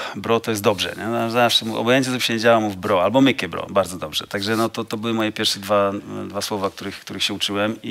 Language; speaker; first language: Polish; native; Polish